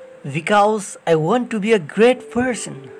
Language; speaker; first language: English; non-native, learner; Nepali